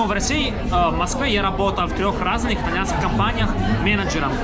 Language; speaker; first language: Russian; non-native, fluent; Italian